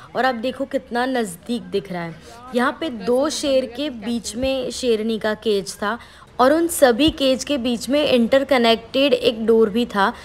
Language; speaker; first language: Hindi; non-native, local second language; Gujarati